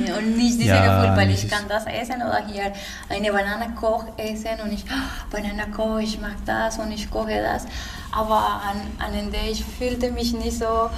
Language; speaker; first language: German; non-native, learner; Spanish